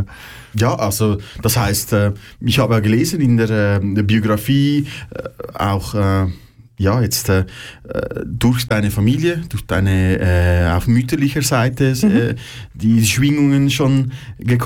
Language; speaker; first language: German; native; German